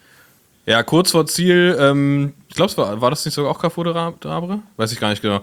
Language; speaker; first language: German; native; German